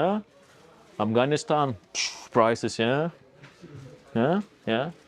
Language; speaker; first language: English; non-native, learner; Lithuanian